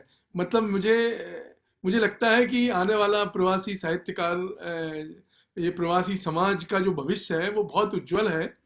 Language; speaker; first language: Hindi; native; Hindi